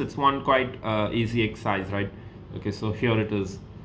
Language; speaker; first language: English; non-native, local second language; Tamil